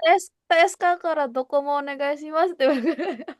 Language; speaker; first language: Japanese; non-native, learner; Indonesian